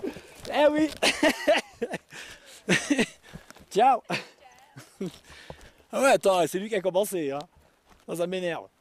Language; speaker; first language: French; native; French